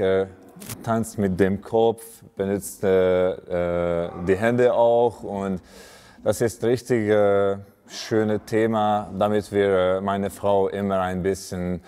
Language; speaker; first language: German; non-native, fluent; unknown